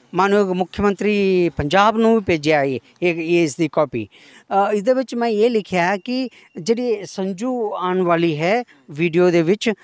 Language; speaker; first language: Punjabi; non-native, local second language; Kannada